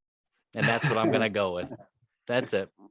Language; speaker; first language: English; native; English